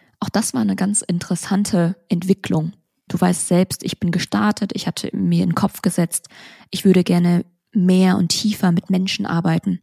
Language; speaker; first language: German; early bilingual, other home language; Vietnamese